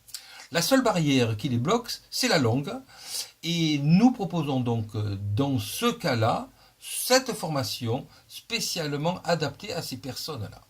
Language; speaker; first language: French; native; French